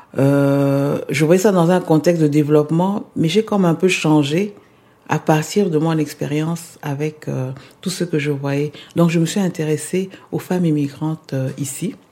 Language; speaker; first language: French; non-native, local second language; Lingala